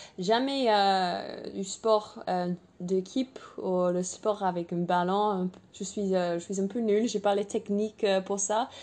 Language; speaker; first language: French; non-native, fluent; English